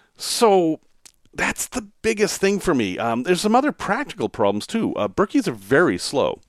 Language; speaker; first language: English; native; English